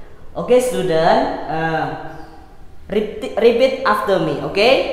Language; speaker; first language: English; non-native, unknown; Javanese